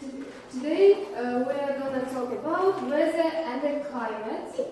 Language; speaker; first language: English; non-native, learner; Kazakh